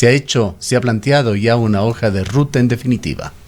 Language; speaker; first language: Spanish; native; Spanish